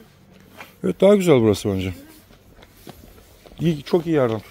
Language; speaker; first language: Turkish; native; Turkish